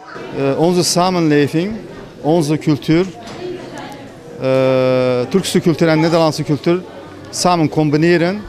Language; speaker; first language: Dutch; non-native, learner; Turkish